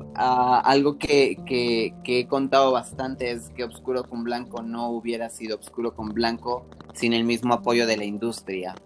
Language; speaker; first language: Spanish; native; Spanish